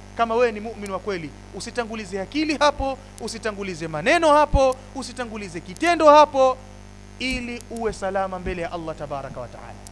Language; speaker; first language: Swahili; native; Swahili